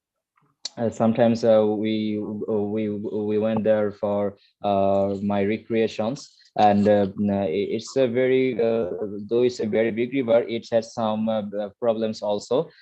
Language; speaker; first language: English; non-native, learner; Bangla